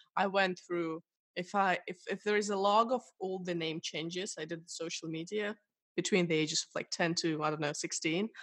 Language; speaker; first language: English; non-native, fluent; Russian